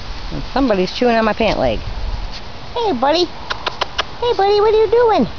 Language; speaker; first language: English; native; English